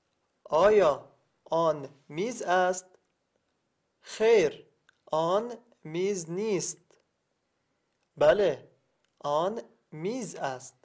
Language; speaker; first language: Persian; non-native, learner; Arabic